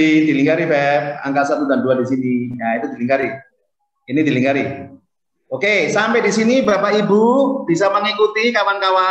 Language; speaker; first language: Indonesian; native; Indonesian